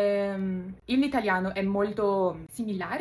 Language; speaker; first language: Italian; non-native, learner; Portuguese